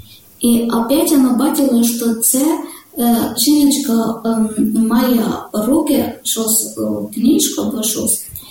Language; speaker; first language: Ukrainian; non-native, learner; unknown